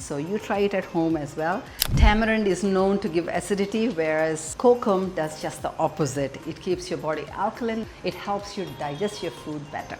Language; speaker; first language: English; non-native, local second language; Telugu